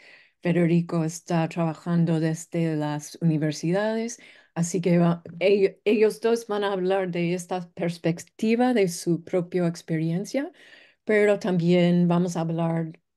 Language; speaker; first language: Spanish; non-native, fluent; English